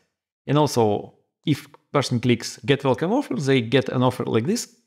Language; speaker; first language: English; non-native, fluent; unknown